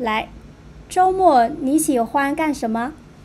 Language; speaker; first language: Chinese; non-native, fluent; Vietnamese